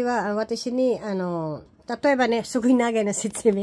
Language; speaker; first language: Japanese; non-native, learner; Filipino